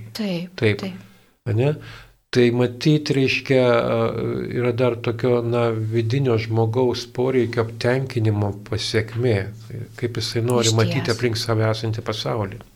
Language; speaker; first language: Lithuanian; native; Lithuanian